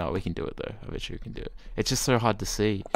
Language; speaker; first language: English; native; English